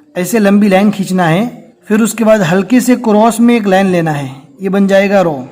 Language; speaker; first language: Hindi; native; Hindi